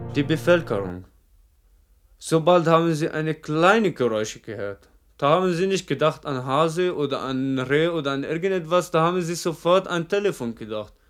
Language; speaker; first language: German; non-native, fluent; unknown